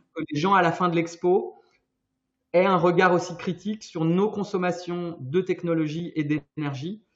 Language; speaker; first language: French; native; French